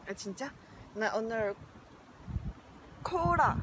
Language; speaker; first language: Korean; non-native, learner; Chinese